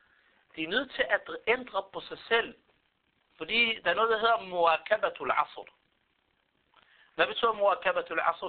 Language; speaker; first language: Danish; non-native, fluent; Arabic